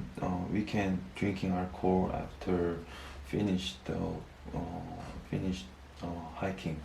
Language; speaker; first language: English; non-native, learner; Korean